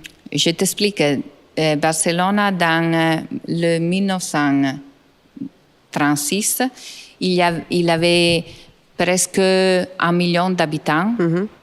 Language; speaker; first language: French; non-native, fluent; Italian